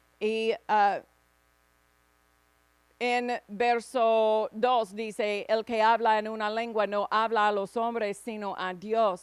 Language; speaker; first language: Spanish; non-native, fluent; English